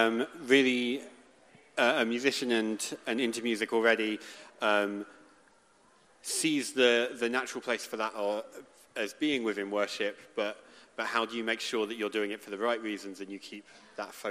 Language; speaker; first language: English; native; English